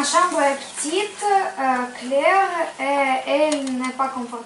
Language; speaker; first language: French; non-native, learner; Ukrainian